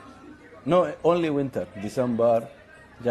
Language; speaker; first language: English; non-native, learner; Arabic